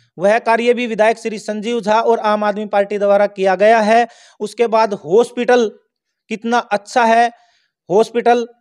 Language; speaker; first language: Hindi; native; Hindi